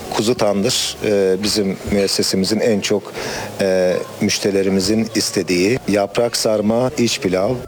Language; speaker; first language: Turkish; native; Turkish